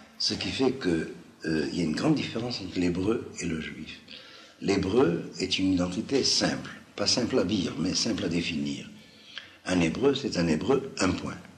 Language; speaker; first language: French; non-native, local second language; Arabic